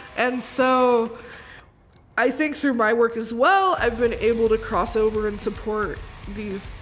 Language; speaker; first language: English; native; English